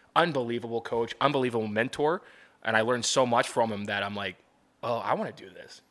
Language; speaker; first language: English; native; English